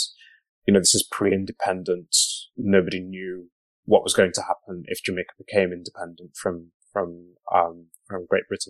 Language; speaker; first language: English; native; English